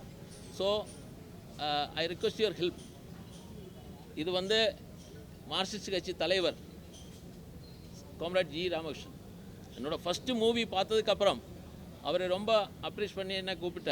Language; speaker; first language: Tamil; non-native, learner; Malayalam